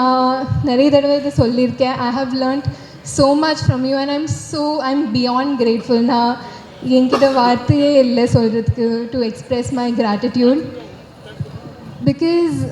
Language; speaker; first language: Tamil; non-native, learner; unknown